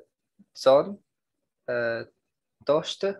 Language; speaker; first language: German; non-native, learner; Portuguese